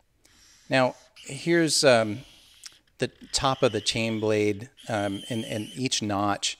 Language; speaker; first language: English; native; English